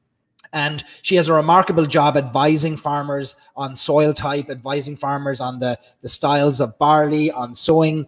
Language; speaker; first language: English; native; English